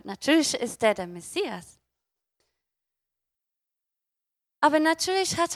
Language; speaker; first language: German; non-native, fluent; English